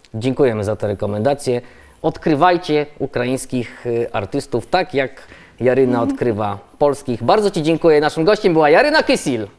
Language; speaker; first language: Polish; native; Polish